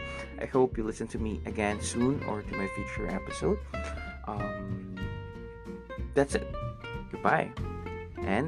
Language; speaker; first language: English; non-native, local second language; Filipino